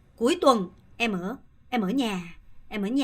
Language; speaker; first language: Vietnamese; non-native, fluent; Korean